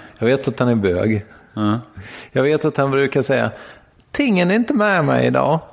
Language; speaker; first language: Swedish; native; Swedish